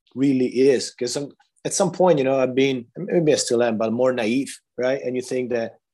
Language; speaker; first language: English; non-native, fluent; Italian